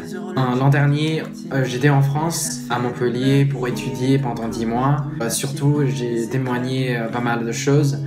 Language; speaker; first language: French; non-native, fluent; Chinese